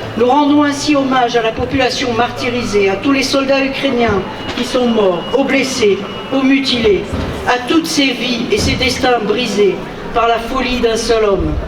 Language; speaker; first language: French; native; French